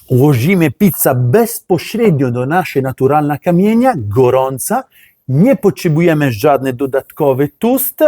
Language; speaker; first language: Polish; non-native, learner; Italian